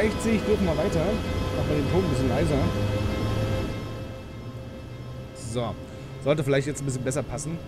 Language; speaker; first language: German; native; German